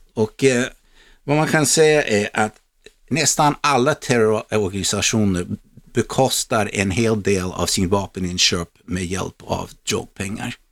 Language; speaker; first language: Swedish; non-native, fluent; English